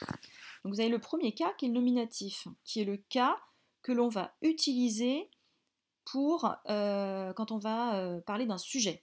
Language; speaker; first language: French; native; French